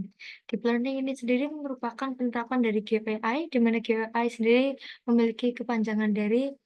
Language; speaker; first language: Indonesian; native; Indonesian